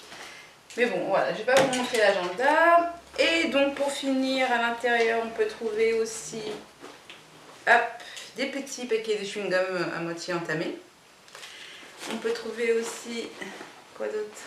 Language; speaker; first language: French; native; French